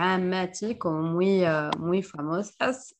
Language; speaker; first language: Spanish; non-native, learner; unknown